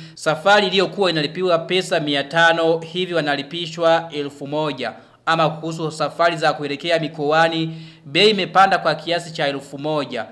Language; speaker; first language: Swahili; non-native, local second language; Rundi